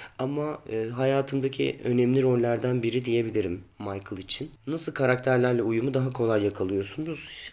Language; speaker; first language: Turkish; native; Turkish